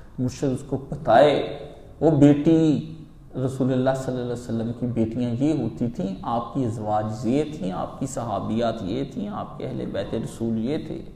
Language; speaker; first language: Urdu; non-native, local second language; Punjabi